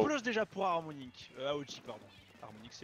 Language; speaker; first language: French; native; French